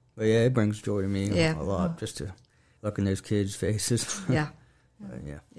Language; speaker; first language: English; native; English